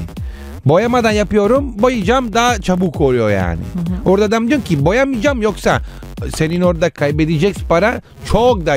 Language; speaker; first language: Turkish; non-native, fluent; Italian